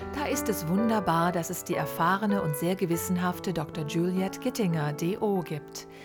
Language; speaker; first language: German; native; German